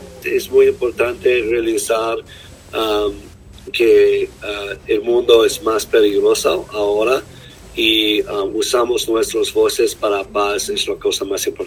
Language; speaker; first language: Spanish; non-native, learner; English